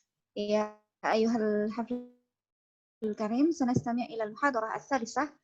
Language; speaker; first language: Arabic; non-native, fluent; Indonesian